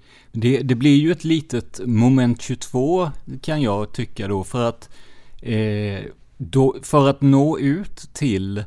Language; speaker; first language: Swedish; native; Swedish